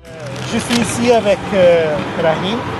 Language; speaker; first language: French; non-native, fluent; Italian